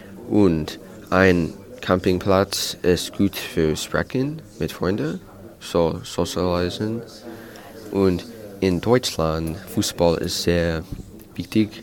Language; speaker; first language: German; non-native, learner; English